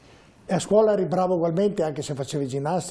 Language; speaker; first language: Italian; native; Italian